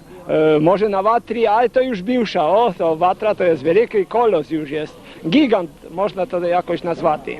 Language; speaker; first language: Polish; non-native, local second language; Rusyn